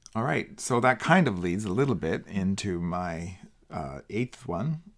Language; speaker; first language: English; non-native, fluent; Spanish